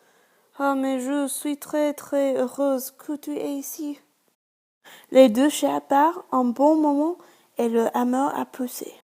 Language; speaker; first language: French; non-native, learner; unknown